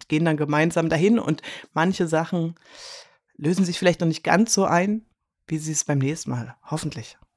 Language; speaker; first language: German; native; German